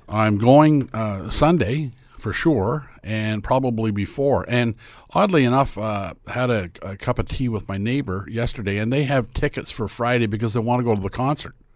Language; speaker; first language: English; native; English